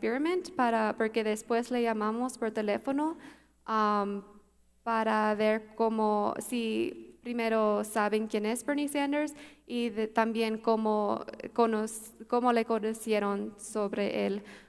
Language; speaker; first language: Spanish; early bilingual, heritage; Spanish